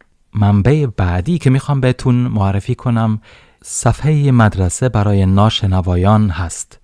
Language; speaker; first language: Persian; non-native, fluent; German